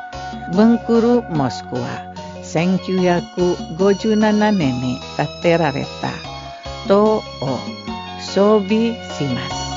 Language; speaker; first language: Japanese; non-native, learner; Indonesian